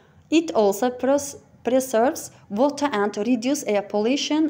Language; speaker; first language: English; non-native, fluent; Azerbaijani